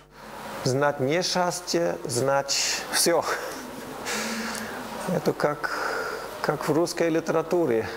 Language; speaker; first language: Russian; non-native, learner; German